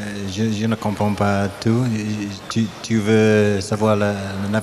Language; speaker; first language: French; non-native, learner; English